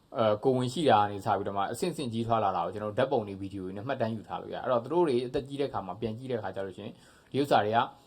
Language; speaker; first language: Burmese; native; Burmese